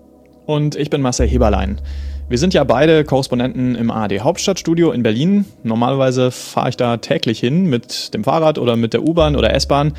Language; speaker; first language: German; native; German